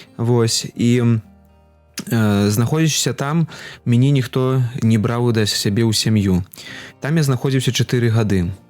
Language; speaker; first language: Belarusian; non-native, local second language; Russian